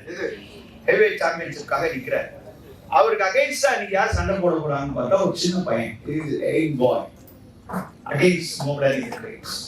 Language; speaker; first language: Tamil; native; Tamil